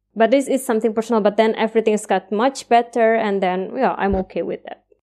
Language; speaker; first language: English; non-native, fluent; Indonesian